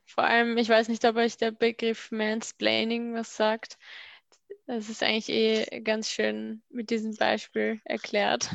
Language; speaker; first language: German; native; German